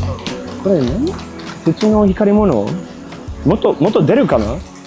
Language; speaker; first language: Japanese; non-native, learner; English